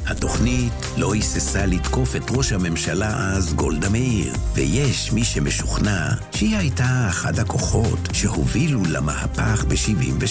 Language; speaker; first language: Hebrew; native; Hebrew